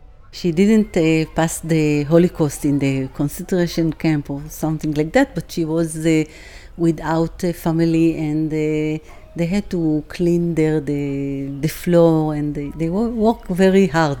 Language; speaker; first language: English; non-native, learner; Hebrew